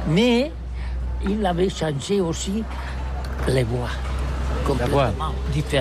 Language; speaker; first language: French; non-native, learner; Catalan